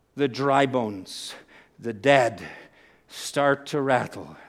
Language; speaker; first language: English; native; English